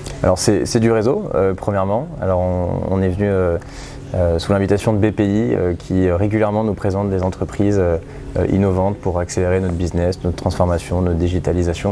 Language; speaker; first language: French; native; French